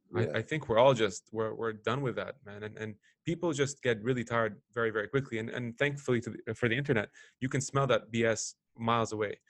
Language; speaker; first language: English; non-native, fluent; Arabic